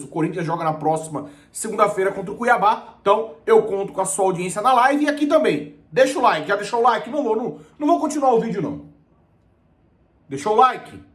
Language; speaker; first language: Portuguese; native; Portuguese